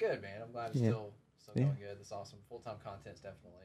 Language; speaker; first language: English; native; English